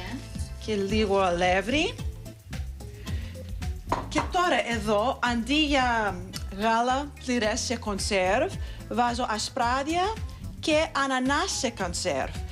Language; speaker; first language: Greek; early bilingual, heritage; Greek